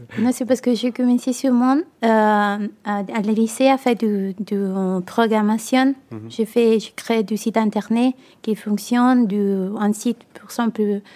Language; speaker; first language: French; non-native, learner; Italian